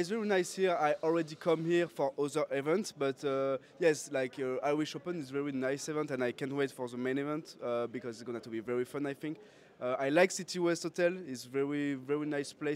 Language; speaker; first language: English; non-native, learner; French